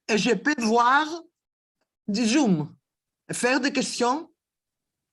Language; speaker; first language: French; non-native, learner; Greek